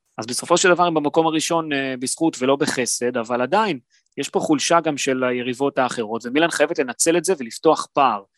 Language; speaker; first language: Hebrew; native; Hebrew